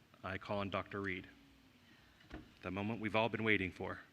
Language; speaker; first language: English; native; English